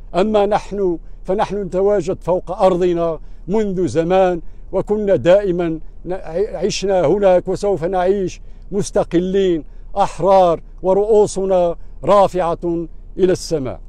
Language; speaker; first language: Arabic; non-native, local second language; Riffian